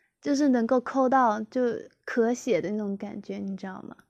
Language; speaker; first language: Chinese; native; Chinese